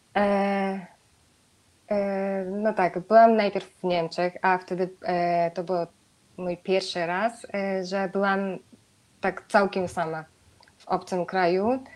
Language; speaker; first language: Polish; non-native, fluent; Japanese